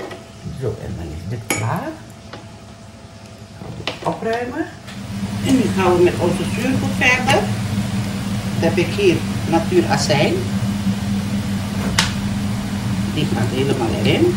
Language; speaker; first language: Dutch; non-native, local second language; Caribbean Hindustani